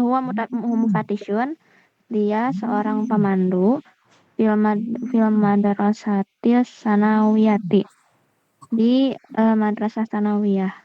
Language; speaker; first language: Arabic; non-native, learner; Indonesian